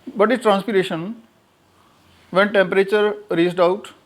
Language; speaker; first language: English; non-native, local second language; Punjabi